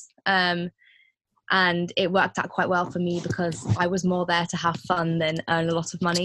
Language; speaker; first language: English; native; English